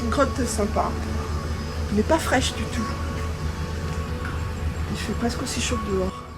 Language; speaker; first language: French; native; French